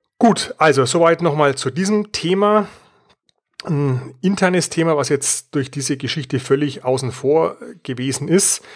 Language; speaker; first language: German; native; German